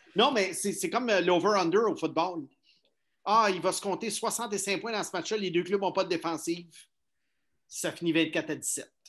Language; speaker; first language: French; native; French